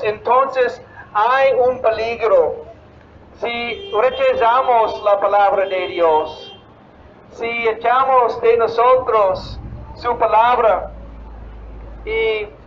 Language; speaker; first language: Spanish; non-native, fluent; English